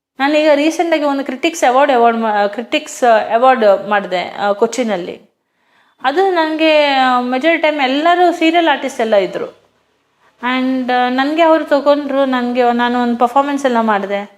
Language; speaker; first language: Kannada; non-native, local second language; Hindi